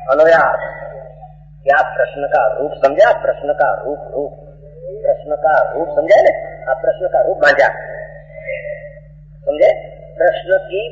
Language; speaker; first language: Hindi; non-native, local second language; Gujarati